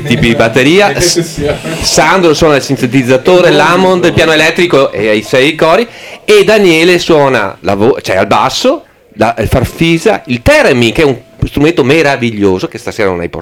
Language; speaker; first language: Italian; native; Italian